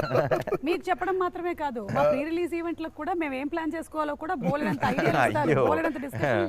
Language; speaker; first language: Telugu; native; Telugu